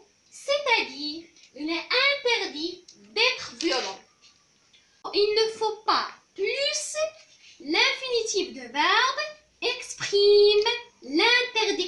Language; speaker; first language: French; non-native, local second language; Arabic